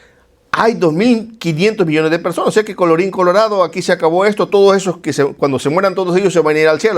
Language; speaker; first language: Spanish; native; Spanish